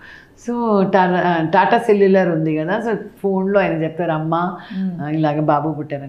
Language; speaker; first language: Telugu; non-native, local second language; Malayalam